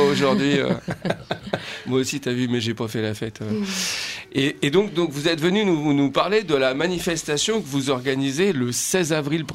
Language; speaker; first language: French; native; French